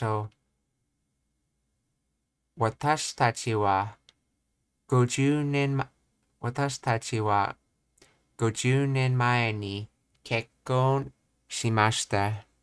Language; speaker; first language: Japanese; non-native, learner; English